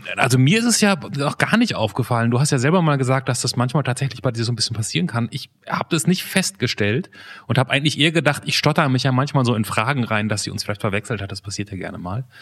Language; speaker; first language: German; native; German